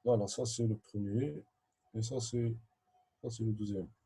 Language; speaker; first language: French; non-native, local second language; Arabic